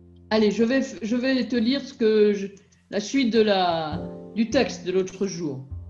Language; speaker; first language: French; native; French